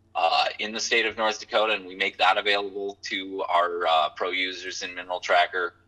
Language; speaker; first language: English; native; English